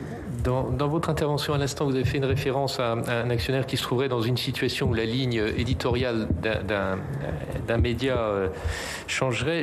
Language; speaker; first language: French; native; French